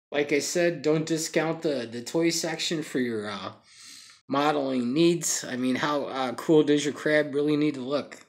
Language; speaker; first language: English; native; English